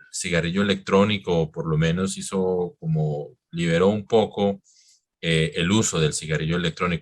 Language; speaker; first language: Spanish; native; Spanish